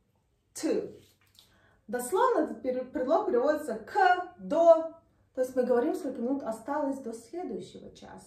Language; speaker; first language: Russian; native; Russian